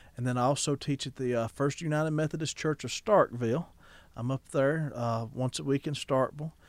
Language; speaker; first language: English; native; English